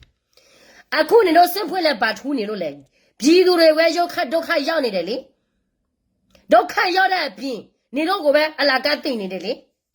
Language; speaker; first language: Burmese; non-native, local second language; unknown